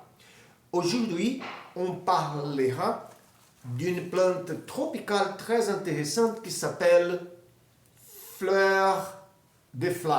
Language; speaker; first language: French; non-native, fluent; Portuguese